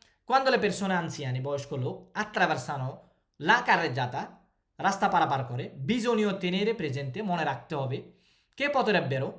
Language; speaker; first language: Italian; non-native, fluent; Bangla